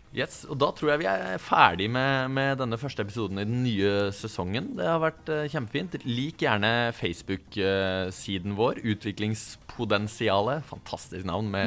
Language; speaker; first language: Norwegian; native; Norwegian